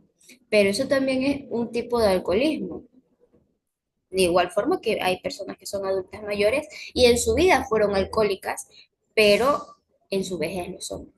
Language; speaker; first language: Spanish; native; Spanish